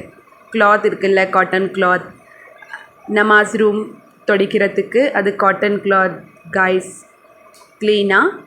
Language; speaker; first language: Tamil; non-native, local second language; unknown